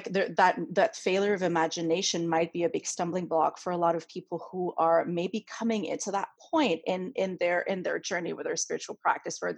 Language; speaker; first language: English; non-native, fluent; French